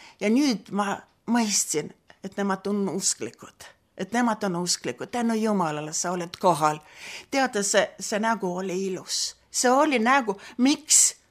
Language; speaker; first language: Estonian; non-native, local second language; Russian